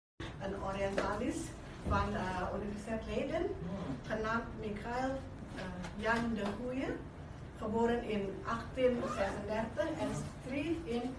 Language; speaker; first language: Dutch; non-native, learner; Indonesian